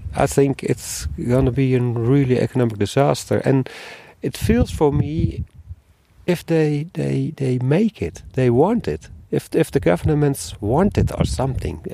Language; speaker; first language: English; non-native, learner; Dutch